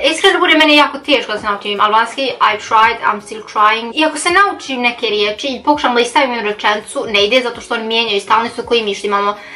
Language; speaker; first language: Bosnian; early bilingual, heritage; Bosnian